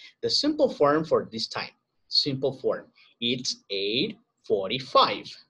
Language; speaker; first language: English; non-native, learner; Spanish